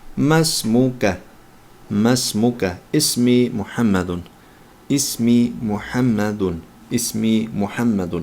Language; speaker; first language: Arabic; non-native, fluent; Turkish